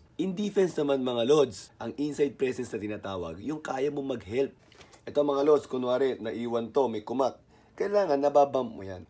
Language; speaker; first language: Filipino; native; Filipino